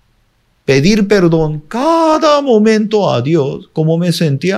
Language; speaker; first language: Spanish; non-native, fluent; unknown